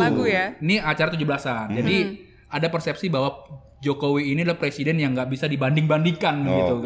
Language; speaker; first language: Indonesian; native; Indonesian